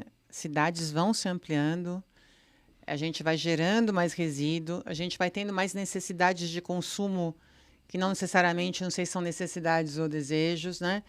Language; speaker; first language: Portuguese; native; Portuguese